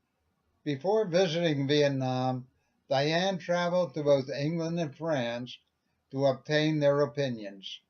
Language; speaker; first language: English; native; English